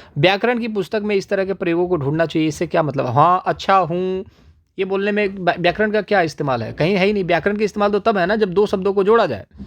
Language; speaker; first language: Hindi; native; Hindi